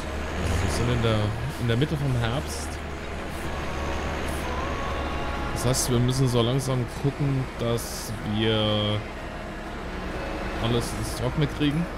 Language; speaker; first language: German; native; German